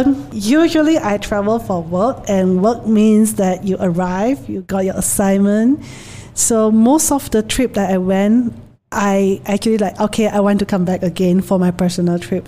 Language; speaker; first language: English; non-native, local second language; Min Nan Chinese